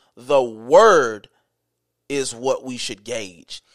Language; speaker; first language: English; native; English